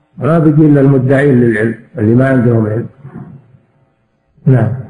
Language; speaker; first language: Arabic; native; Arabic